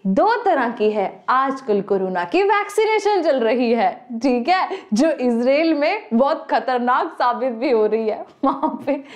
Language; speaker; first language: Hindi; native; Hindi